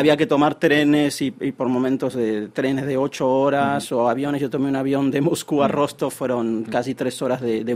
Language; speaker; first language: Spanish; native; Spanish